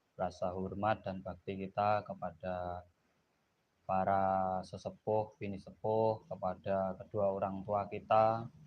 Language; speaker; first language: Indonesian; non-native, local second language; Javanese